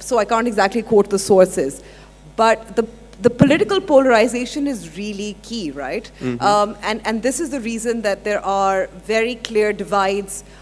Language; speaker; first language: English; non-native, local second language; Urdu